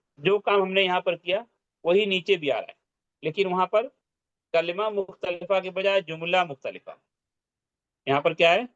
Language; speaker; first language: Urdu; native; Urdu